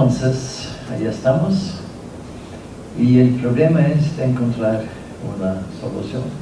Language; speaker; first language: Spanish; non-native, fluent; Norwegian